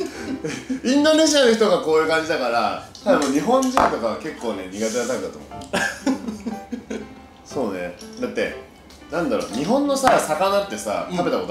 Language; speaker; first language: Japanese; native; Japanese